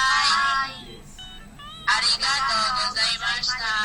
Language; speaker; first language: Japanese; non-native, learner; Indonesian